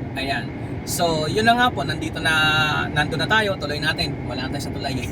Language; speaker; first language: Filipino; non-native, local second language; Cebuano